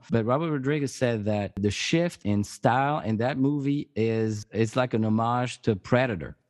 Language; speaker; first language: English; non-native, fluent; French